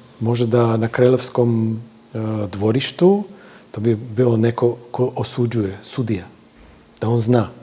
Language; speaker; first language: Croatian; non-native, fluent; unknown